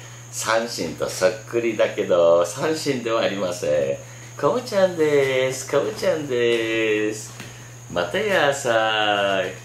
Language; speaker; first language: Japanese; native; Japanese